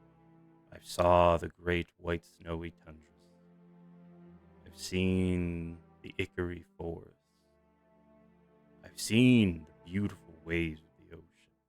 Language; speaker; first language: English; native; English